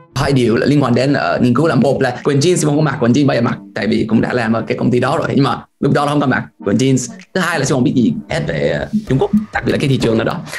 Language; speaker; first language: Vietnamese; non-native, fluent; English